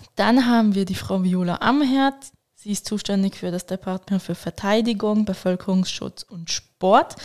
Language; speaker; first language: German; early bilingual, other home language; Turkish